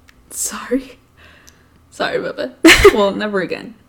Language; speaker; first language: English; early bilingual, other home language; Spanish